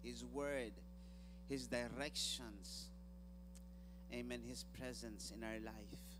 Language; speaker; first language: English; non-native, local second language; Filipino